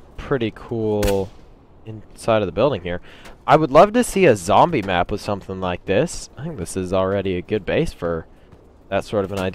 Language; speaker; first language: English; native; English